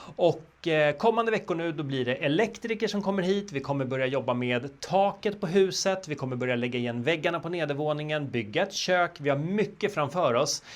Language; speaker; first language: Swedish; native; Swedish